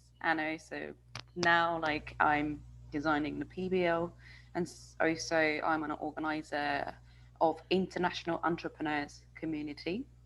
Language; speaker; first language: English; non-native, fluent; Japanese